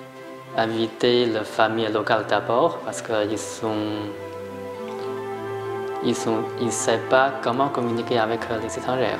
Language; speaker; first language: French; non-native, learner; Chinese